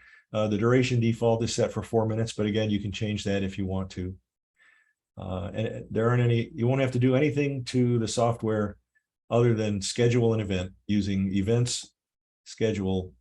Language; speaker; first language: English; native; English